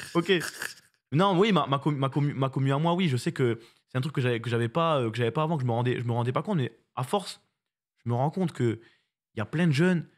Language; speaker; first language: French; native; French